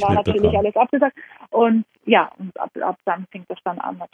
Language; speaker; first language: German; non-native, fluent; Georgian